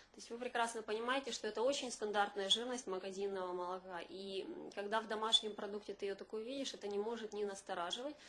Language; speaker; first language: Russian; native; Russian